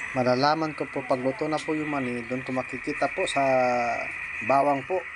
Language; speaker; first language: Filipino; non-native, local second language; Pangasinan